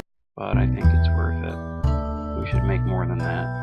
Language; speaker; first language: English; native; English